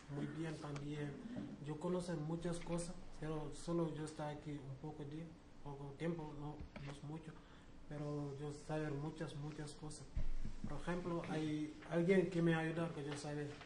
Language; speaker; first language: Spanish; non-native, learner; Wolof